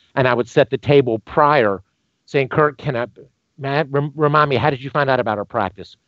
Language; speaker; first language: English; native; English